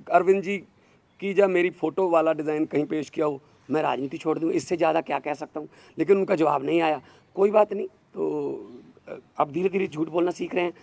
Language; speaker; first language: Hindi; non-native, local second language; Punjabi